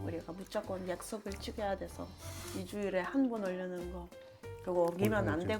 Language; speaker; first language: Korean; non-native, fluent; Ukrainian